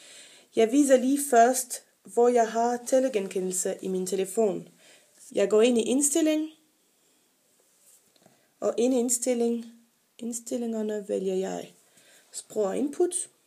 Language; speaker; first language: Danish; non-native, fluent; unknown